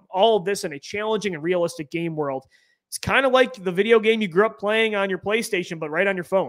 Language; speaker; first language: English; native; English